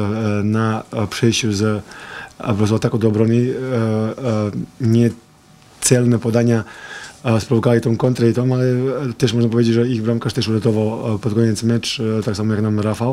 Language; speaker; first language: Polish; non-native, fluent; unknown